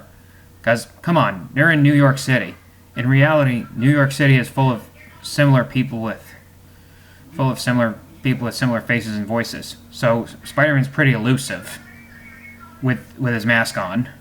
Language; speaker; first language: English; native; English